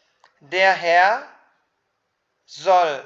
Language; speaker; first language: German; non-native, fluent; Hindi